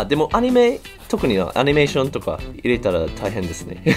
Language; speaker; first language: Japanese; non-native, learner; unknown